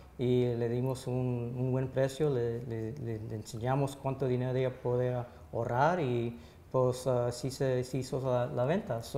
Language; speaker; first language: Spanish; early bilingual, heritage; Spanish